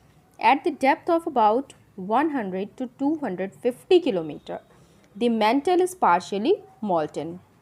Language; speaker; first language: English; non-native, local second language; Hindi